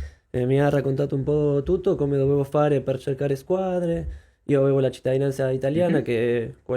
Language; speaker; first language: Italian; non-native, fluent; Spanish